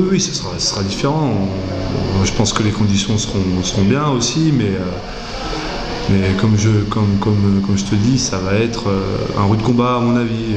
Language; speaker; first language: French; native; French